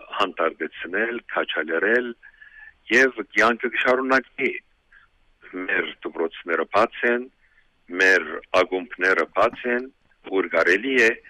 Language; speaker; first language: Armenian; early bilingual, heritage; Armenian